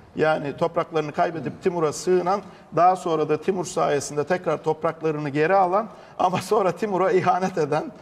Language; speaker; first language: Turkish; native; Turkish